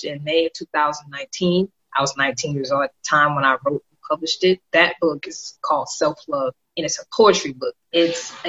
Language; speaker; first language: English; native; English